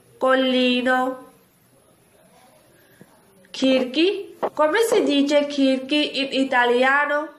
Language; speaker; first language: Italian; non-native, fluent; Urdu